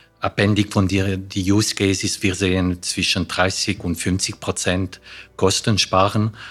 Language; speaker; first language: German; non-native, fluent; French